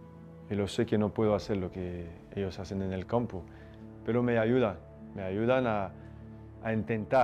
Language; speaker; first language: Spanish; non-native, fluent; French